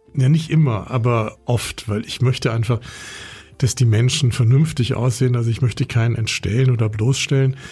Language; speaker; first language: German; native; German